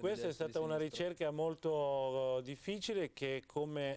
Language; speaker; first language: Italian; native; Italian